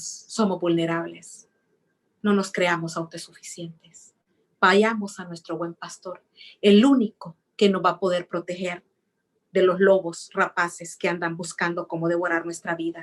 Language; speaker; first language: Spanish; native; Spanish